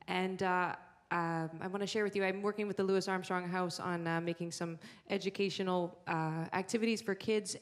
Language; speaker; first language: English; native; English